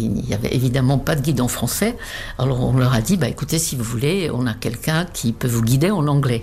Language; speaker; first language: French; non-native, fluent; Czech